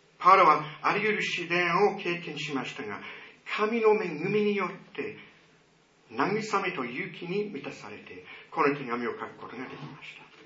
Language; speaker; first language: Japanese; non-native, fluent; English